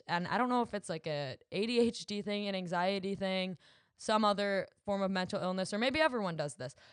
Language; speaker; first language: English; native; English